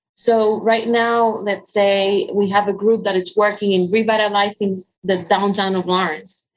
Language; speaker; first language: English; non-native, fluent; Spanish